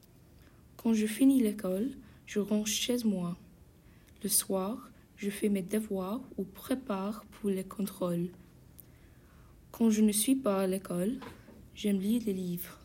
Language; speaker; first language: French; non-native, learner; English